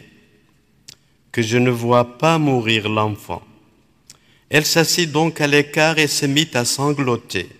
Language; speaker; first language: French; non-native, local second language; Arabic